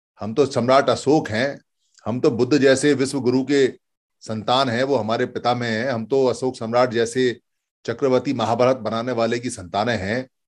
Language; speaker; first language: Hindi; native; Hindi